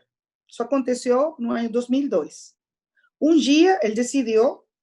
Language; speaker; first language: Portuguese; non-native, fluent; Spanish